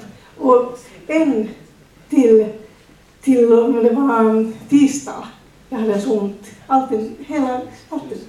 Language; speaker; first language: Swedish; non-native, learner; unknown